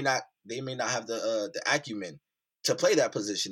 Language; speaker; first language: English; native; English